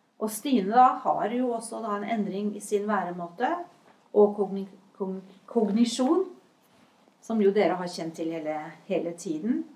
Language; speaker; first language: Norwegian; native; Norwegian